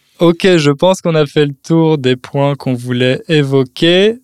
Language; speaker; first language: French; native; French